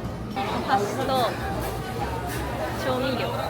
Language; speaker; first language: Japanese; native; Japanese